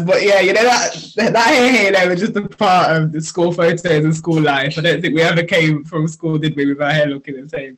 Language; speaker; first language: English; native; English